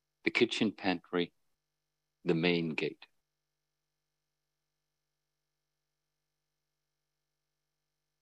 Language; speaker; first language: English; native; English